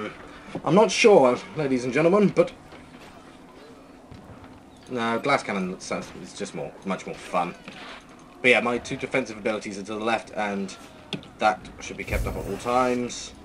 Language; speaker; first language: English; native; English